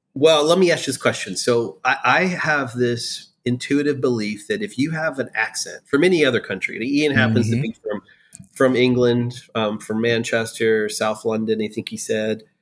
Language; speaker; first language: English; native; English